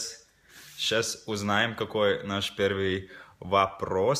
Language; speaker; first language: Russian; non-native, local second language; Latvian